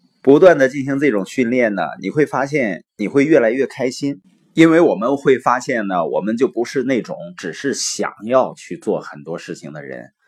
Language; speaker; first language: Chinese; native; Chinese